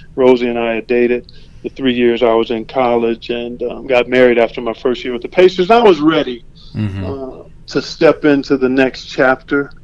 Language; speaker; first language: English; native; English